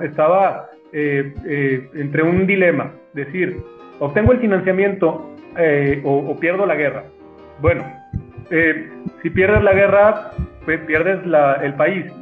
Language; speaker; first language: Spanish; native; Spanish